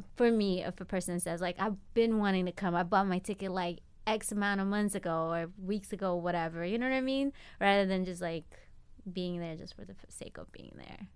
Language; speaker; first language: English; non-native, fluent; Amharic